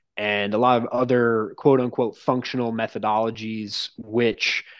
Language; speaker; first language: English; native; English